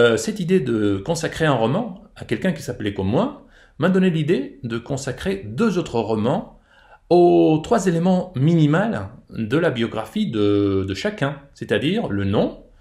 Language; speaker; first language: French; non-native, fluent; Spanish